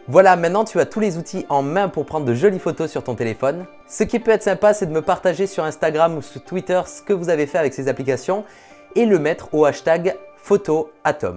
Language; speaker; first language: French; native; French